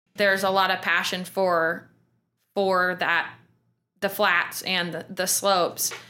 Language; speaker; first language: English; native; English